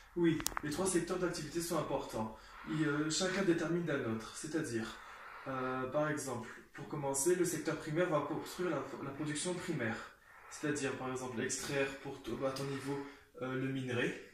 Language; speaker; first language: French; native; French